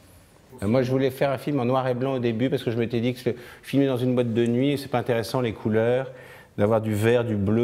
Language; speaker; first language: French; native; French